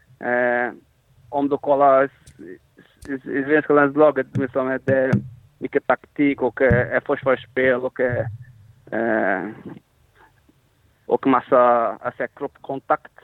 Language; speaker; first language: Swedish; non-native, fluent; Portuguese